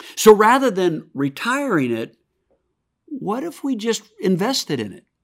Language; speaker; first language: English; native; English